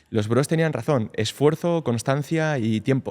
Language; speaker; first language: Spanish; native; Spanish